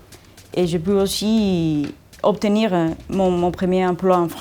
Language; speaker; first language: French; non-native, fluent; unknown